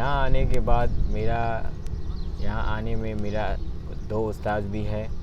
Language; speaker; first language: Hindi; non-native, learner; Burmese